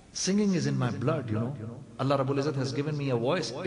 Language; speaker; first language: English; non-native, local second language; Urdu